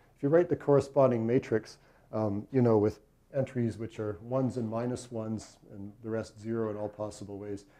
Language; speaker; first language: English; native; English